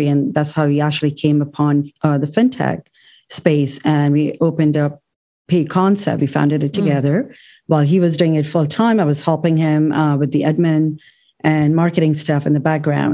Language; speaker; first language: English; non-native, local second language; Urdu